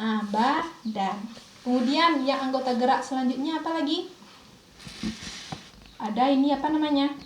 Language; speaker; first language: Indonesian; native; Indonesian